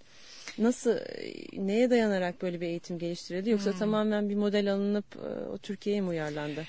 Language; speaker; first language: Turkish; native; Turkish